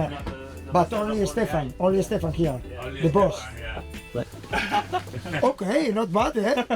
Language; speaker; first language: English; non-native, fluent; Spanish